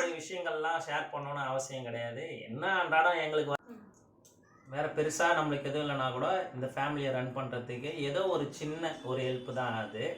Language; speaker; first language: Tamil; native; Tamil